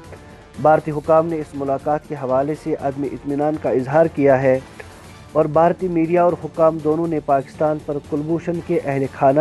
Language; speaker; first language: Urdu; non-native, local second language; Kashmiri